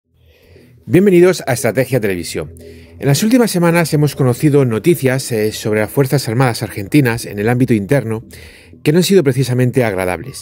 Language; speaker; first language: Spanish; native; Spanish